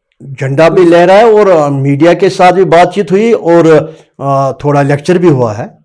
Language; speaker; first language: Urdu; non-native, local second language; Kashmiri